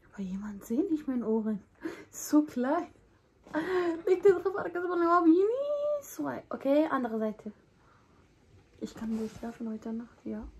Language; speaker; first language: German; non-native, learner; Somali